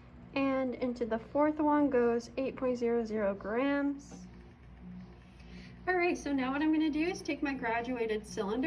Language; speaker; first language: English; native; English